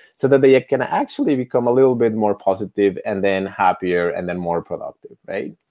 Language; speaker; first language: English; non-native, fluent; Spanish